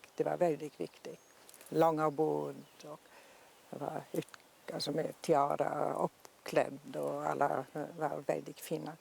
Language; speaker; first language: Swedish; non-native, fluent; German